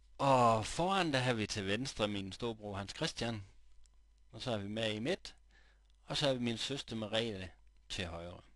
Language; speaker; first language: Danish; native; Danish